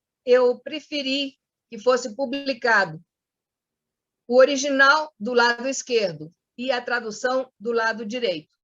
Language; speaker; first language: Portuguese; non-native, fluent; Spanish